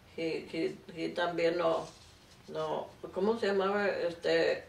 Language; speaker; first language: Spanish; early bilingual, heritage; Spanish